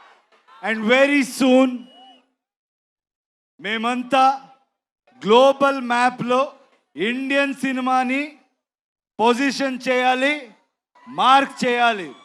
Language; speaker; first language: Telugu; non-native, learner; Kannada